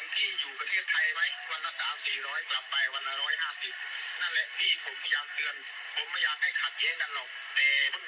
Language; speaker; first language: Thai; non-native, fluent; Khmer